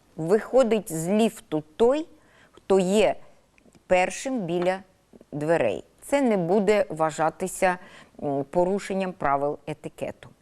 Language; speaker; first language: Ukrainian; native; Ukrainian